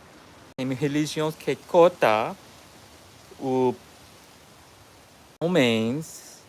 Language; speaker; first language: Portuguese; non-native, learner; English